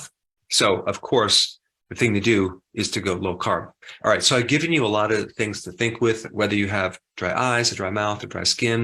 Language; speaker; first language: English; native; English